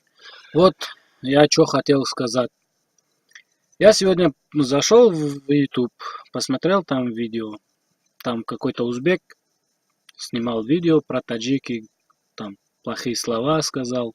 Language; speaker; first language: Russian; non-native, learner; Tajik